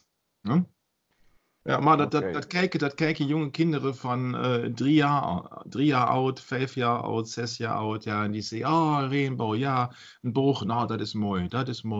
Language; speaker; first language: Dutch; non-native, learner; German